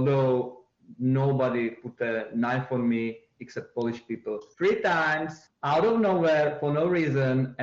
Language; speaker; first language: English; non-native, fluent; Czech